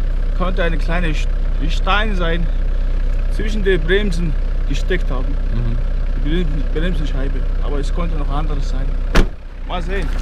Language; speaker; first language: German; non-native, learner; Mongolian